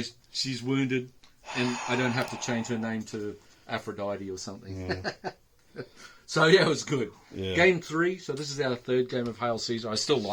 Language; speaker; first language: English; native; English